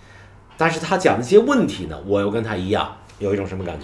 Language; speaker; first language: Chinese; native; Chinese